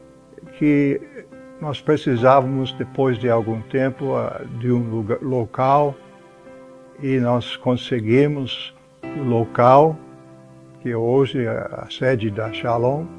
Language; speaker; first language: Portuguese; non-native, fluent; English